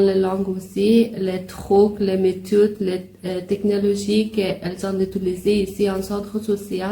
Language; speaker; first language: French; non-native, learner; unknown